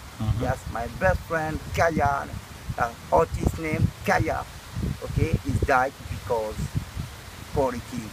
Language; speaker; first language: English; non-native, learner; Morisyen